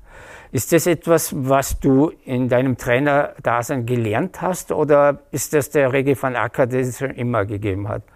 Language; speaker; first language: German; native; German